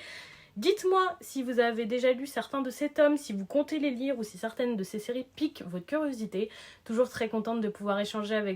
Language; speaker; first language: French; native; French